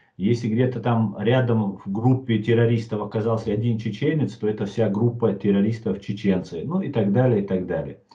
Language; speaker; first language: Russian; non-native, local second language; Chechen